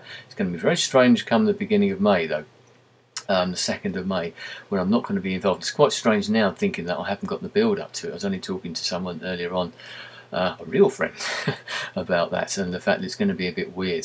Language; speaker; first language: English; native; English